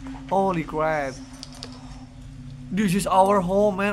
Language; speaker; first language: English; non-native, learner; Indonesian